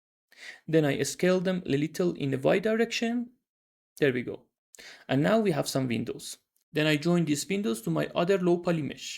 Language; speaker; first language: English; non-native, fluent; Persian